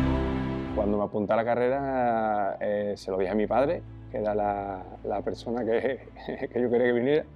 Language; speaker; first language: Spanish; native; Spanish